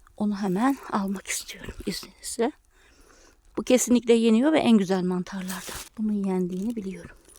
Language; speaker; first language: Turkish; native; Turkish